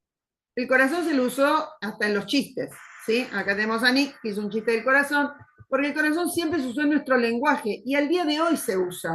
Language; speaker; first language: Spanish; native; Spanish